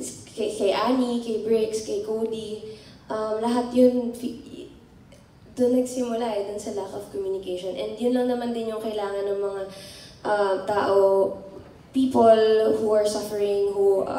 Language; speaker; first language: Filipino; native; Filipino